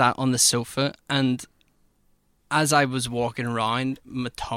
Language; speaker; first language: English; native; English